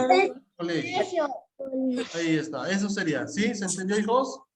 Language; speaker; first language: Spanish; native; Spanish